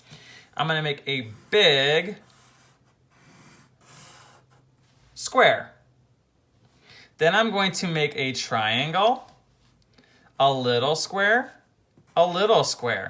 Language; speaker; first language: English; native; English